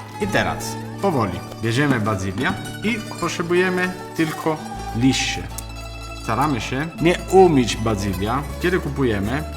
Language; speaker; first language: Polish; non-native, learner; Italian